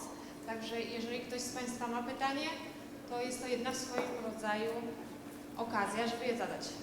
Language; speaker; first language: Polish; native; Polish